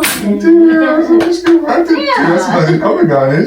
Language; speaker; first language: German; native; German